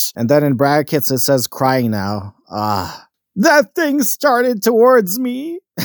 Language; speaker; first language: English; non-native, fluent; Bosnian